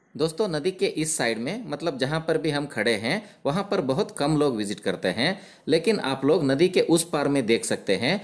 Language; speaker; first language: Hindi; non-native, local second language; Kannada